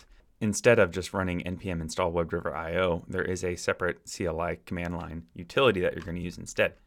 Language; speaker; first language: English; native; English